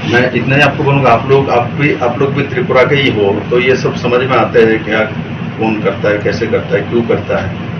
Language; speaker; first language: Hindi; non-native, local second language; Bangla